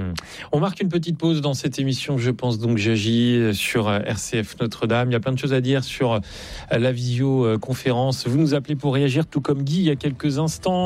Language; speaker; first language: French; native; French